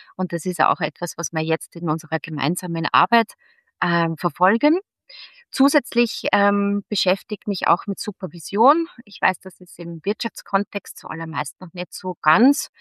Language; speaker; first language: German; native; German